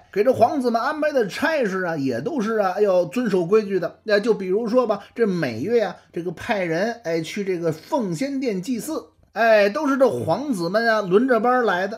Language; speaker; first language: Chinese; native; Chinese